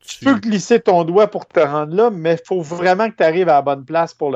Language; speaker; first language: French; native; French